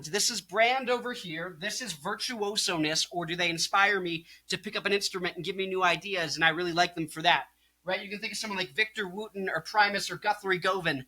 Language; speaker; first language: English; native; English